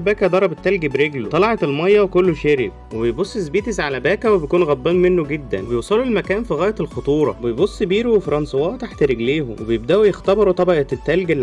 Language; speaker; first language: Arabic; native; Arabic